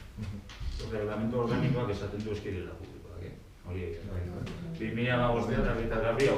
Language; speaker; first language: Basque; native; Basque